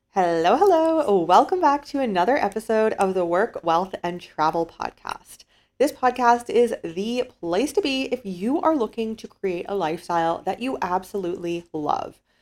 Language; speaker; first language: English; native; English